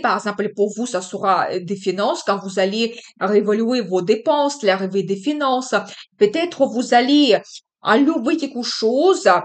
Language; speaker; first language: French; non-native, fluent; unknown